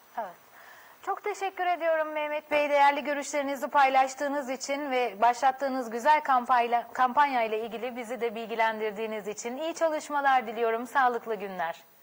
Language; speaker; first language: Turkish; native; Turkish